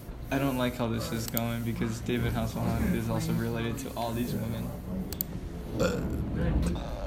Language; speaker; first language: English; native; English